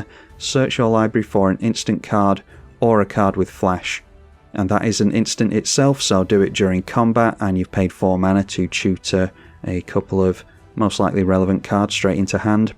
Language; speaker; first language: English; native; English